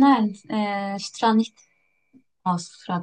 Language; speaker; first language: German; non-native, learner; Turkish